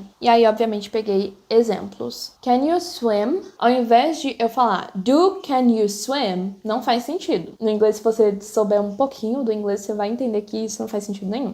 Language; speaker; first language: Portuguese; native; Portuguese